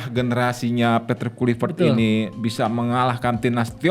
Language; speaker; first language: Indonesian; native; Indonesian